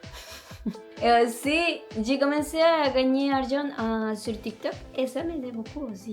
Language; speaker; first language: French; non-native, learner; Spanish